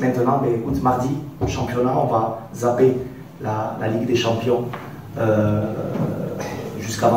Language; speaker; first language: French; native; French